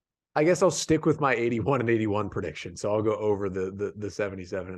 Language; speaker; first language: English; native; English